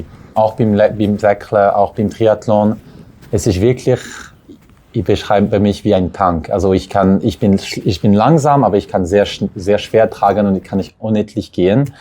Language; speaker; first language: German; non-native, local second language; French